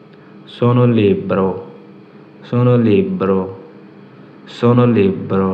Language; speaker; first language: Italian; non-native, learner; Urdu